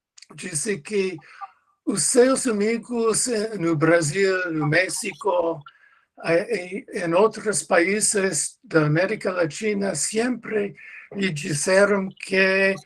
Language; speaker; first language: Portuguese; non-native, learner; English